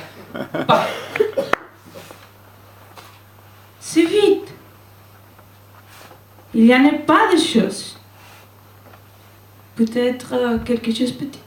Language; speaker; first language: French; non-native, learner; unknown